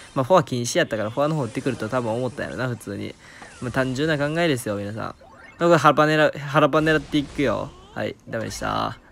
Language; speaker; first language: Japanese; native; Japanese